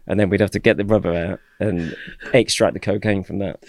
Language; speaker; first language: English; native; English